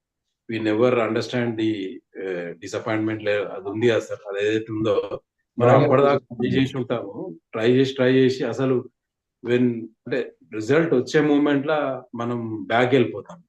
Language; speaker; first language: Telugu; native; Telugu